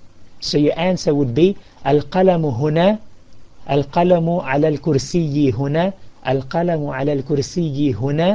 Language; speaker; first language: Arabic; non-native, fluent; English